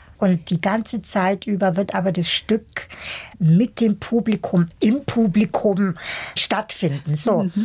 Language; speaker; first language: German; early bilingual, other home language; Bosnian